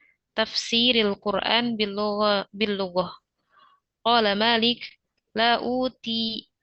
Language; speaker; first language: Arabic; non-native, learner; Indonesian